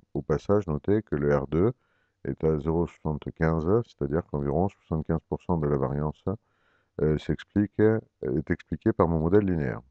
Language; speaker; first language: French; native; French